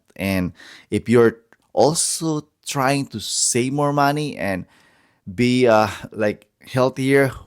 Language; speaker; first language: English; non-native, fluent; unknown